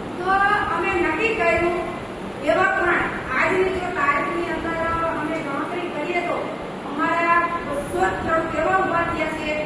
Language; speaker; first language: Gujarati; native; Gujarati